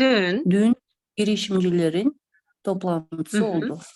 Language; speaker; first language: Turkish; non-native, learner; Kyrgyz